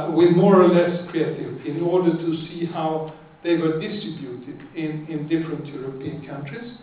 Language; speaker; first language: English; non-native, fluent; Swedish